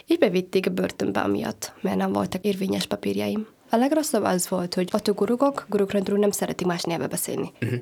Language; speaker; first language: Hungarian; non-native, fluent; Somali